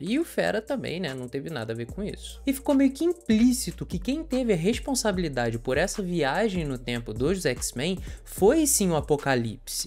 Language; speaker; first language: Portuguese; native; Portuguese